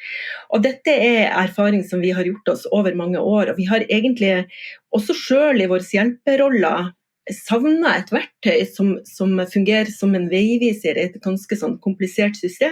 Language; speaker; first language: Norwegian; native; Norwegian